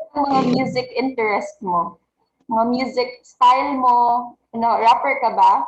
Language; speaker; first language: Filipino; non-native, local second language; Cebuano